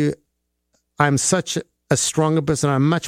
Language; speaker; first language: English; native; English